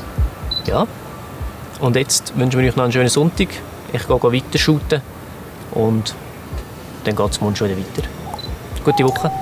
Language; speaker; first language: German; native; German